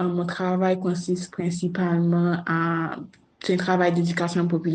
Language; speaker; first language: French; non-native, local second language; Haitian Creole